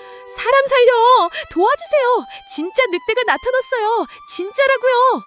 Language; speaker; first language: Korean; native; Korean